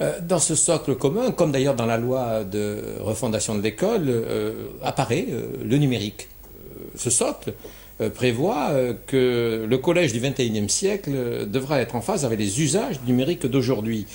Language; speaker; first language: French; native; French